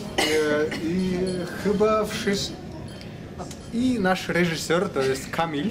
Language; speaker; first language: Polish; non-native, learner; Kazakh